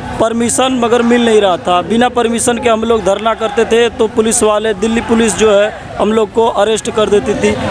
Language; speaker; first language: Hindi; native; Hindi